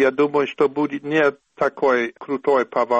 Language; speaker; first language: Russian; non-native, fluent; English